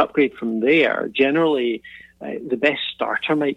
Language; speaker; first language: English; native; English